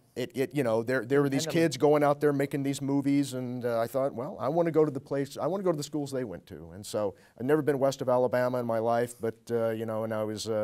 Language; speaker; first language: English; native; English